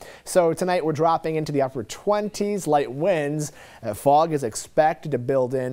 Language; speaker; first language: English; native; English